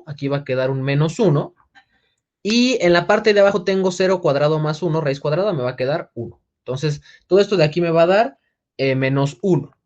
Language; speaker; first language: Spanish; native; Spanish